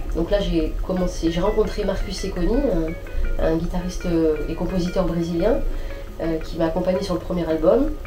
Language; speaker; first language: French; native; French